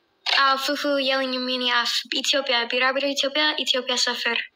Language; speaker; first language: Amharic; non-native, learner; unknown